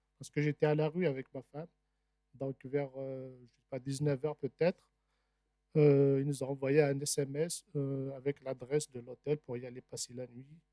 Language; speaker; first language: French; non-native, local second language; Arabic